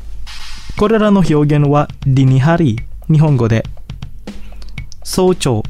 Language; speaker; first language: Japanese; non-native, fluent; Indonesian